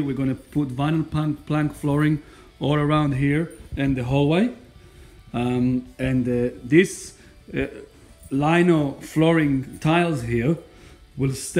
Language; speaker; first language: English; non-native, fluent; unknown